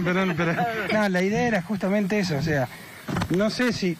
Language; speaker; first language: Spanish; native; Spanish